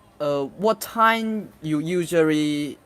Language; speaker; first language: English; non-native, learner; Chinese